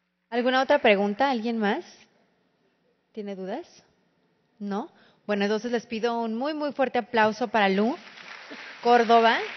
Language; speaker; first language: Spanish; native; Spanish